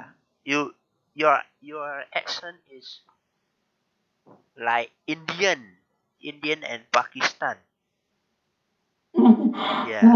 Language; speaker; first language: English; non-native, learner; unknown